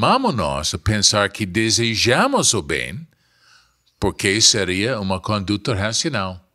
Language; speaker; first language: Portuguese; non-native, fluent; English